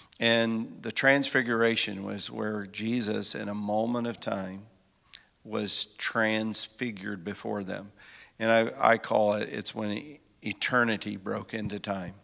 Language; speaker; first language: English; native; English